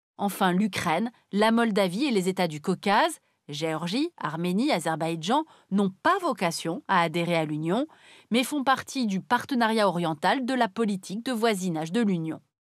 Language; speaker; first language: French; native; French